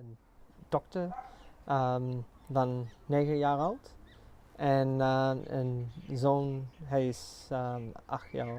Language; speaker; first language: Dutch; early bilingual, heritage; English